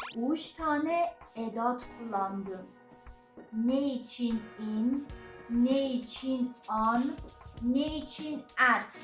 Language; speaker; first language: Turkish; non-native, learner; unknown